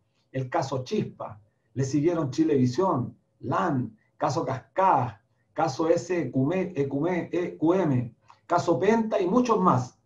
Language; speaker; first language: Spanish; native; Spanish